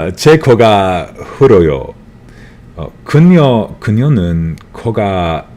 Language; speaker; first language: Korean; non-native, learner; English